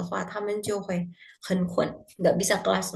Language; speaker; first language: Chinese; non-native, fluent; Indonesian